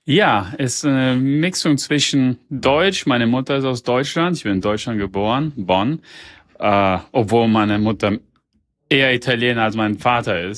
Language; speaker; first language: German; early bilingual, heritage; German